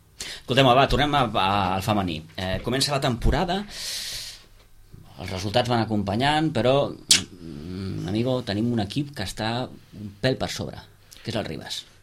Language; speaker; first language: Catalan; native; Catalan